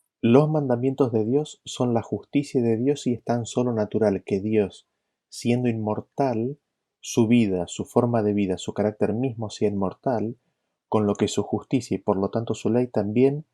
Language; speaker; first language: Spanish; native; Spanish